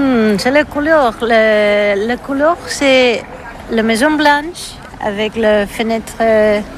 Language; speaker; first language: French; non-native, learner; Catalan